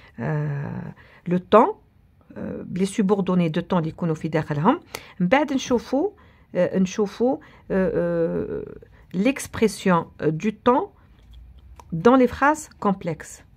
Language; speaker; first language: French; non-native, local second language; Arabic